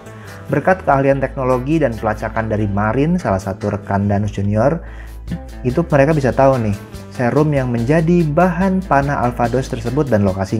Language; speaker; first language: Indonesian; native; Indonesian